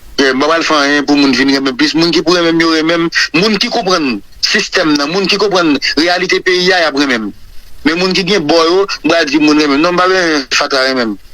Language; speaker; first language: Haitian Creole; native; Haitian Creole